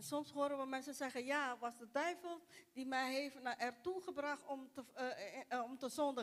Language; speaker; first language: Dutch; non-native, local second language; Papiamento